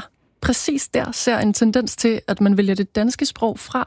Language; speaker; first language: Danish; native; Danish